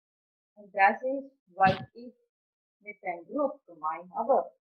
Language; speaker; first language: German; non-native, fluent; Indonesian